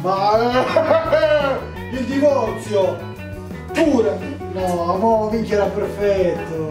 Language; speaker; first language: Italian; native; Italian